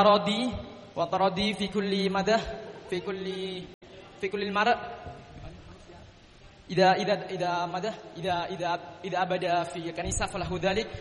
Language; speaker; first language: Arabic; non-native, learner; Indonesian